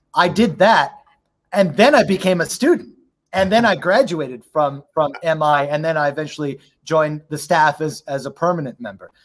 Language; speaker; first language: English; native; English